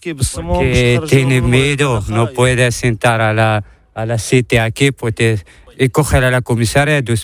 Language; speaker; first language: Spanish; non-native, learner; Arabic